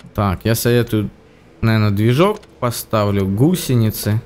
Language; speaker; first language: Russian; native; Russian